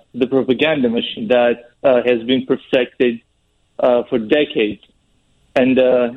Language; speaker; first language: English; non-native, fluent; Russian